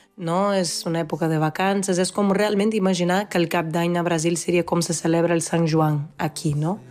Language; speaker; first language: Catalan; non-native, fluent; Portuguese